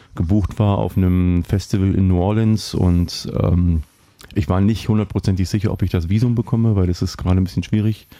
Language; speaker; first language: German; native; German